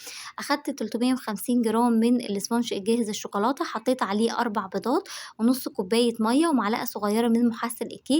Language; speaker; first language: Arabic; native; Arabic